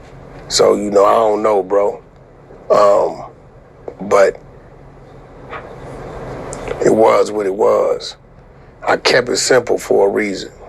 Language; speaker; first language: English; native; English